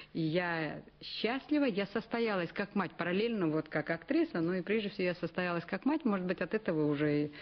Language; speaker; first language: Russian; non-native, local second language; Kazakh